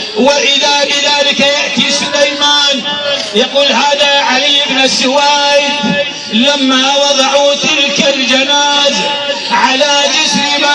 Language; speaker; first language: Arabic; native; Arabic